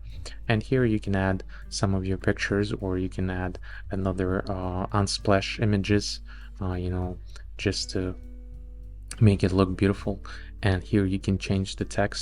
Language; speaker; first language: English; non-native, fluent; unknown